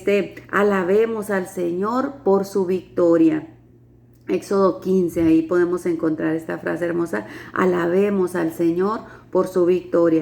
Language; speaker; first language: Spanish; native; Spanish